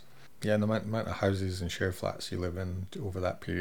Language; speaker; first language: English; native; English